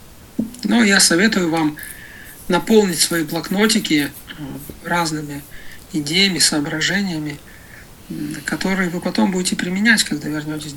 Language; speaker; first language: Russian; native; Russian